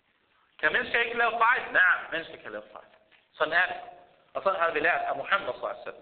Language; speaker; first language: Danish; early bilingual, other home language; Arabic